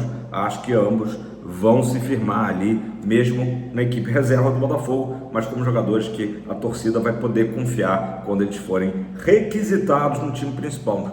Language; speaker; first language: Portuguese; native; Portuguese